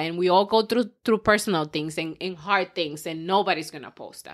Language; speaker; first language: English; early bilingual, other home language; Spanish